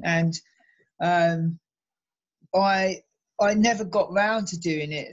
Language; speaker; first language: English; native; English